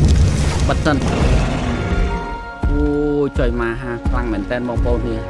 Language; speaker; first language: Khmer; native; Khmer